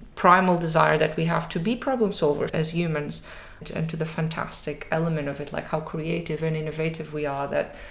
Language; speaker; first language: English; non-native, fluent; Portuguese